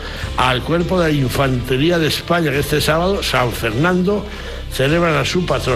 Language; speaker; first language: Spanish; native; Spanish